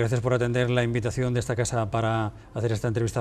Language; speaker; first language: Spanish; native; Spanish